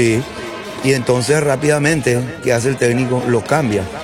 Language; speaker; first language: Spanish; native; Spanish